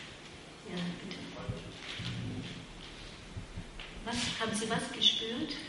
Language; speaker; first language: German; non-native, fluent; Vietnamese